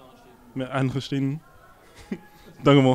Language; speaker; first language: German; non-native, learner; English